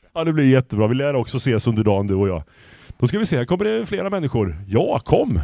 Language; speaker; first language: Swedish; native; Swedish